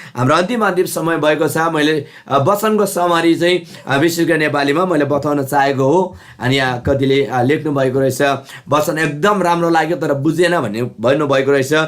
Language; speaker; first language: Nepali; non-native, local second language; Eastern Tamang